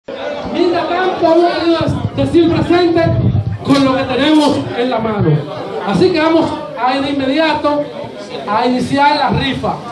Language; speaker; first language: Spanish; native; Spanish